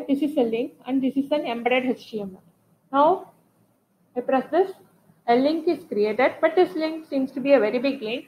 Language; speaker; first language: English; non-native, local second language; Tamil